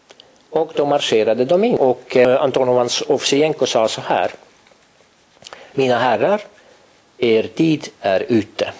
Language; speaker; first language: Swedish; non-native, fluent; Estonian